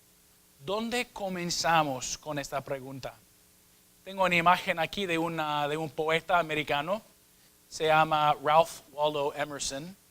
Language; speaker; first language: Spanish; non-native, fluent; English